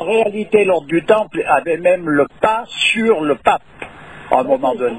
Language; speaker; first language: French; native; French